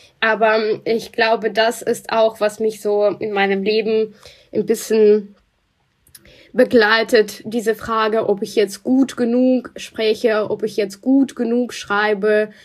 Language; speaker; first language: German; non-native, fluent; Russian